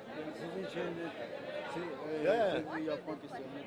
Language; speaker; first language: Turkish; non-native, fluent; Urdu